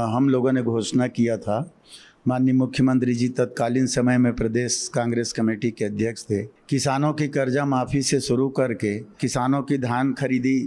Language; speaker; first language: Hindi; native; Hindi